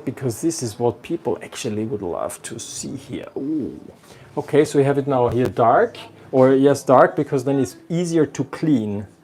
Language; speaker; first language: English; non-native, fluent; German